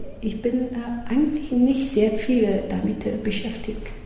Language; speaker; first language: German; non-native, learner; Chinese